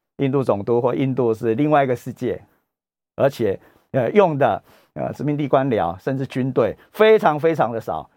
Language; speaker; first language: Chinese; native; Chinese